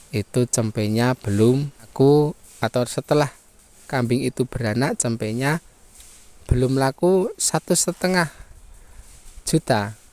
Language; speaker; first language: Indonesian; non-native, local second language; Javanese